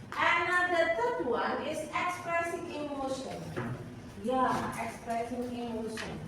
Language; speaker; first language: English; non-native, fluent; Indonesian